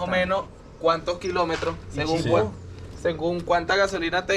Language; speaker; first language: Spanish; native; Spanish